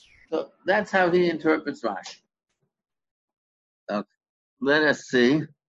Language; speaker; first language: English; native; English